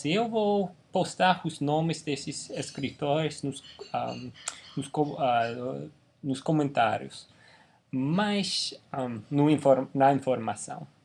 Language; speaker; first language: Portuguese; non-native, fluent; English